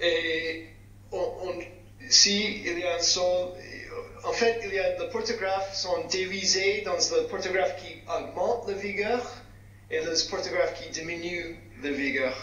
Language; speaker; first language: French; non-native, fluent; English